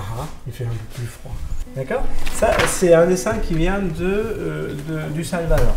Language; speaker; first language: French; non-native, fluent; Spanish